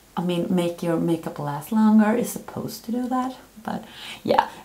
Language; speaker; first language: English; non-native, fluent; Swedish